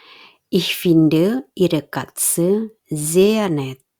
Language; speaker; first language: German; non-native, fluent; Indonesian